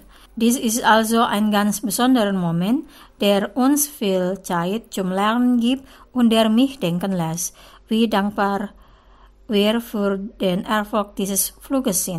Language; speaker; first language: German; non-native, fluent; Indonesian